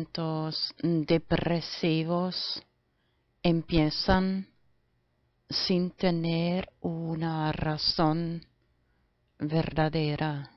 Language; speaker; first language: Spanish; non-native, fluent; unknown